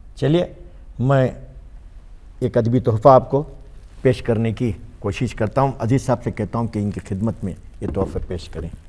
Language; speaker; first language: Urdu; native; Urdu